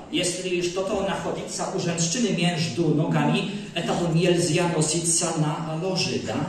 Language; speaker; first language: Russian; non-native, learner; Polish